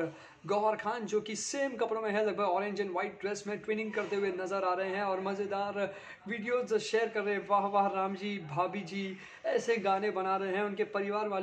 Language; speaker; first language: Hindi; native; Hindi